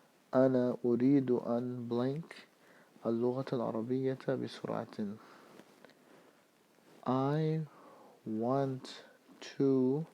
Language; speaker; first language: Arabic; non-native, fluent; English